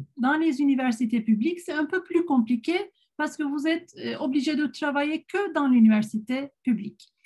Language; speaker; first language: French; non-native, fluent; Turkish